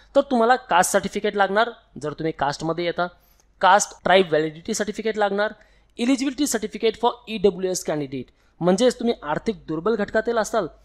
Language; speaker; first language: Marathi; non-native, local second language; Hindi